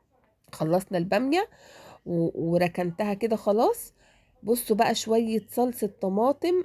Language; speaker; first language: Arabic; native; Arabic